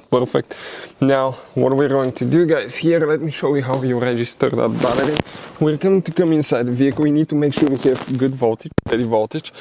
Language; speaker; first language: English; non-native, fluent; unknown